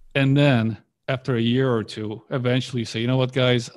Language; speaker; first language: English; early bilingual, other home language; Polish